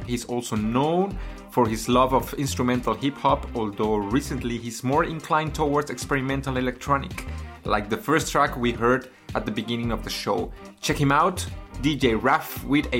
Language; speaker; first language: English; non-native, fluent; Spanish